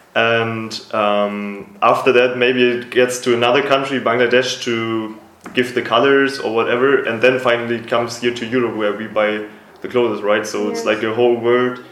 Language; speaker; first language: English; non-native, fluent; German